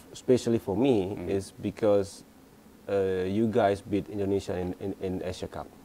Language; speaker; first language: English; non-native, fluent; Indonesian